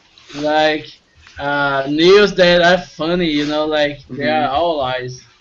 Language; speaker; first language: English; non-native, fluent; Portuguese